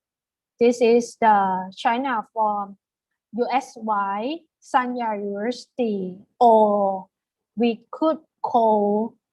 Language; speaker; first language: English; non-native, fluent; Thai